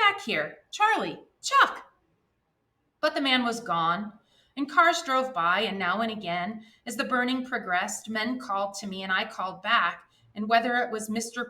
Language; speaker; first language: English; native; English